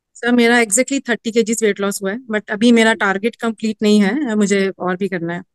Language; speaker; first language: Hindi; native; Hindi